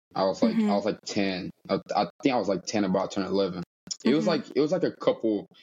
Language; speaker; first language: English; early bilingual, other home language; Portuguese